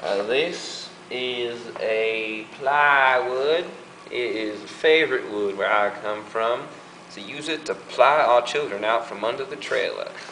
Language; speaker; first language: English; native; English